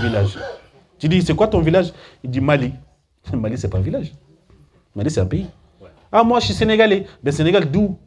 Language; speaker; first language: French; early bilingual, other home language; Soninke